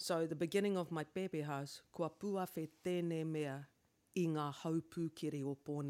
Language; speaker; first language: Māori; non-native, local second language; English